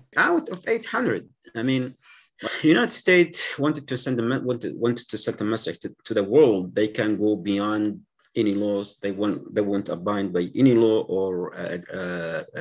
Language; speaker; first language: English; non-native, fluent; Arabic